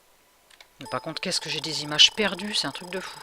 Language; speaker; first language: French; native; French